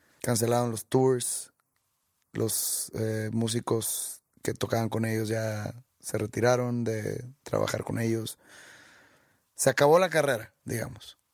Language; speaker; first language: Spanish; native; Spanish